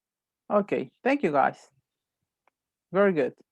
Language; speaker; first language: English; non-native, fluent; Spanish